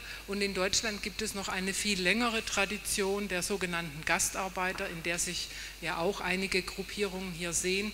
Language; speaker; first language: German; native; German